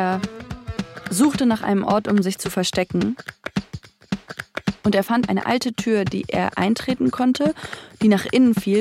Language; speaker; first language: German; native; German